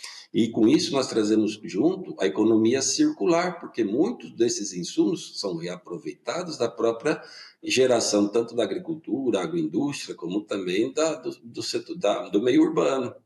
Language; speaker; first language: Portuguese; native; Portuguese